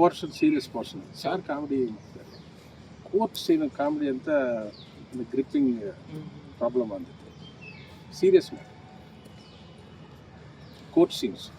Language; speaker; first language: Kannada; non-native, learner; Telugu